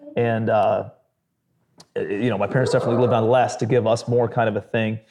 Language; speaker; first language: English; native; English